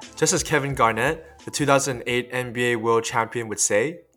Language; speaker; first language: English; non-native, local second language; Cantonese